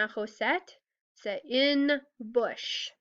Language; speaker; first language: French; non-native, fluent; English